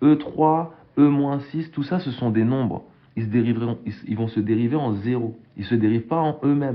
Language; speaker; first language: French; native; French